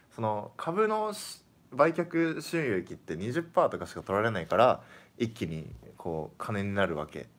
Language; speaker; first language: Japanese; native; Japanese